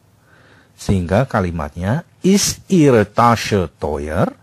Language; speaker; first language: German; non-native, fluent; Indonesian